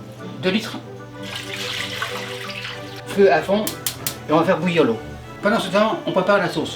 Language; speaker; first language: French; native; French